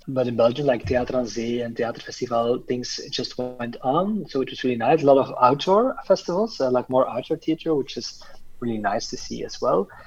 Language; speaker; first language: English; non-native, fluent; Dutch